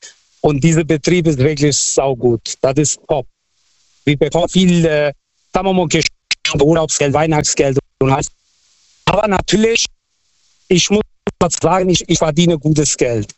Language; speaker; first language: German; non-native, fluent; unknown